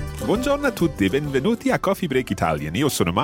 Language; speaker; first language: Italian; non-native, fluent; English